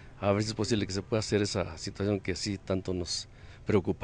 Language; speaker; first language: Spanish; native; Spanish